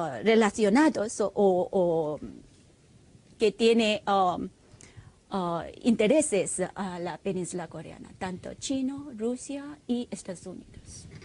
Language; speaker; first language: Spanish; non-native, fluent; Korean